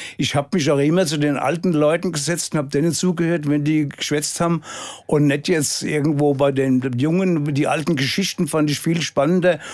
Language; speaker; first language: German; native; German